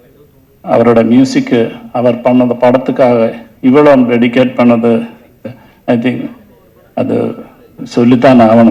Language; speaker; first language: Tamil; non-native, learner; Malayalam